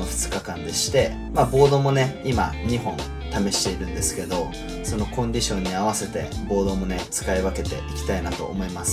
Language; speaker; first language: Japanese; native; Japanese